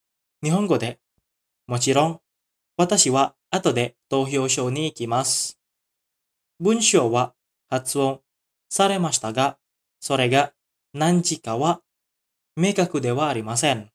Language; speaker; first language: Japanese; non-native, fluent; Indonesian